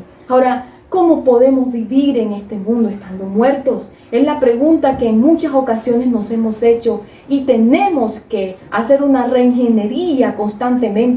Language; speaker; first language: Spanish; native; Spanish